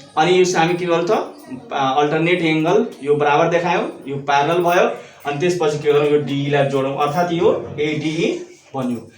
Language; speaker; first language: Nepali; non-native, local second language; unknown